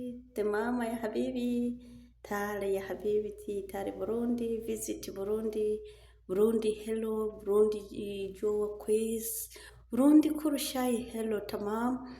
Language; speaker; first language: Arabic; non-native, learner; Rundi